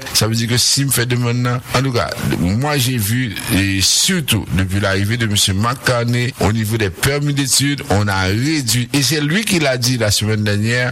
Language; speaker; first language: French; non-native, local second language; Haitian Creole